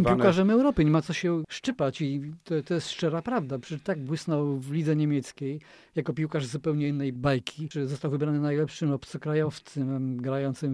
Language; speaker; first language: Polish; native; Polish